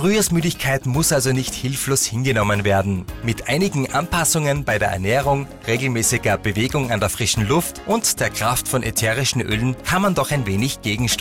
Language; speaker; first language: German; native; German